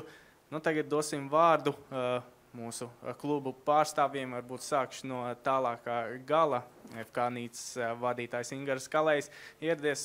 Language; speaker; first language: Latvian; native; Latvian